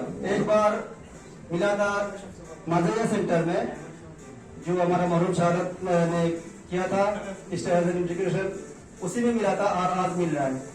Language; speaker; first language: Hindi; non-native, learner; Bangla